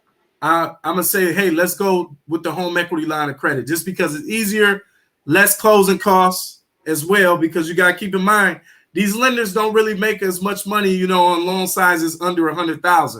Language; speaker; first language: English; native; English